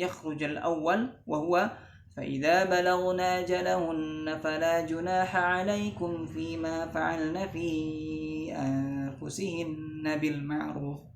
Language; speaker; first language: Arabic; non-native, fluent; Indonesian